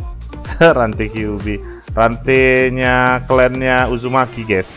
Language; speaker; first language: Indonesian; native; Indonesian